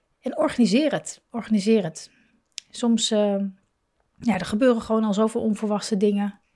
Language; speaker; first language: Dutch; native; Dutch